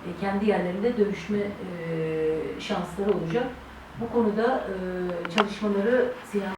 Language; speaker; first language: Turkish; native; Turkish